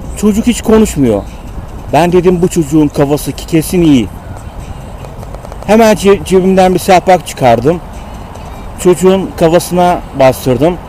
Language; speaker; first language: Turkish; native; Turkish